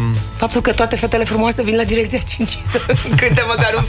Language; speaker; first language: Romanian; native; Romanian